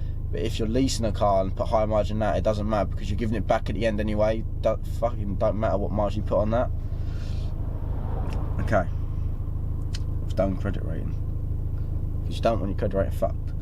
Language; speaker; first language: English; native; English